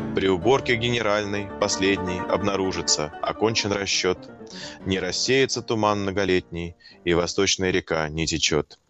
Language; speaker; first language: Russian; native; Russian